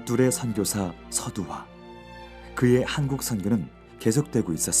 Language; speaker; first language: Korean; native; Korean